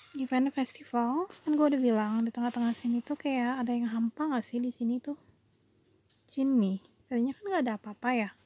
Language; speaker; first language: Indonesian; native; Indonesian